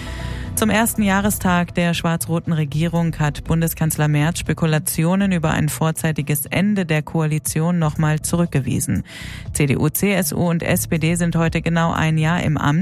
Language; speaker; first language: German; native; German